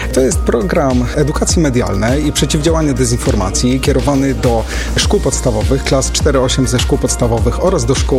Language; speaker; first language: Polish; native; Polish